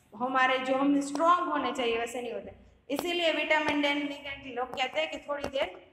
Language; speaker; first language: Hindi; non-native, local second language; Gujarati